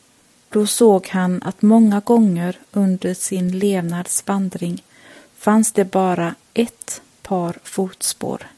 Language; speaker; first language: Swedish; native; Swedish